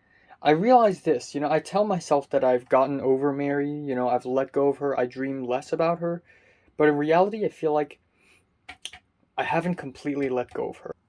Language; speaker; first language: English; non-native, local second language; Cantonese